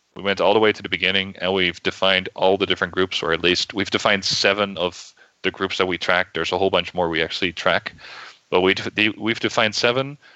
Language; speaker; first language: English; non-native, fluent; Dutch